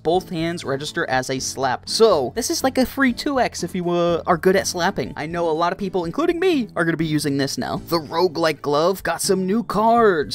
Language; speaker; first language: English; native; English